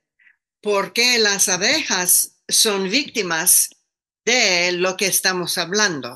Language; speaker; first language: Spanish; non-native, fluent; English